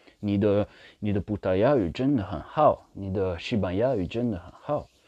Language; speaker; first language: Chinese; non-native, learner; French